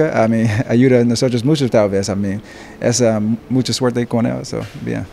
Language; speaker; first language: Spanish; non-native, learner; English